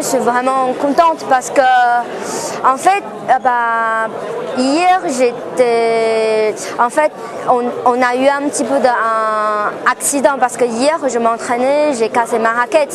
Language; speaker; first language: French; non-native, learner; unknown